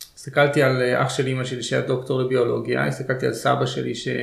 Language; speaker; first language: Hebrew; early bilingual, other home language; Russian